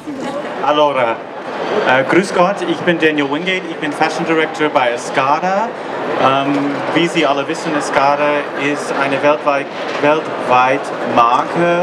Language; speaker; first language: German; non-native, learner; English